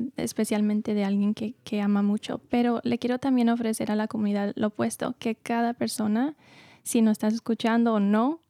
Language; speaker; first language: Spanish; early bilingual, heritage; Spanish